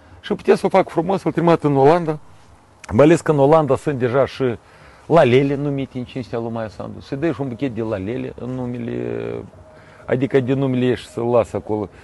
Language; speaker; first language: Romanian; non-native, local second language; Russian